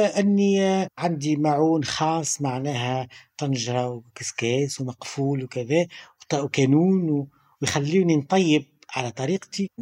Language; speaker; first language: Arabic; native; Arabic